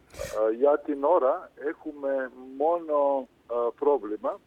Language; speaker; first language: Greek; non-native, fluent; Serbian